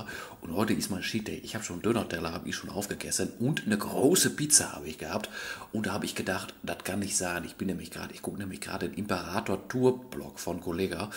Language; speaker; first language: German; native; German